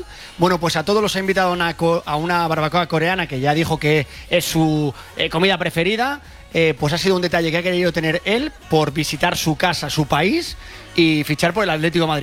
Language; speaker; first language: Spanish; native; Spanish